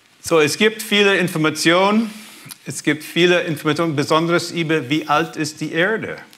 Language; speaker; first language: German; early bilingual, heritage; German